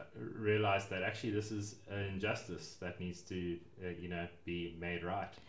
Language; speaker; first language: English; native; English